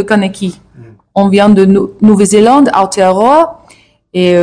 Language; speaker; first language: French; non-native, learner; English